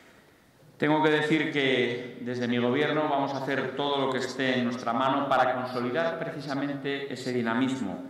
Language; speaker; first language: Spanish; native; Spanish